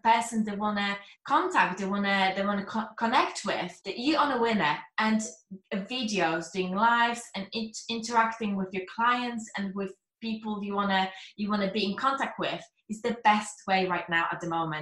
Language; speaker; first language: English; non-native, fluent; Polish